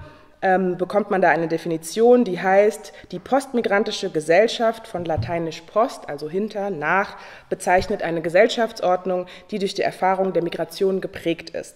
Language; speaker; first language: German; native; German